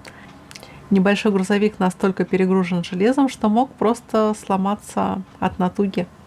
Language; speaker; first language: Russian; native; Russian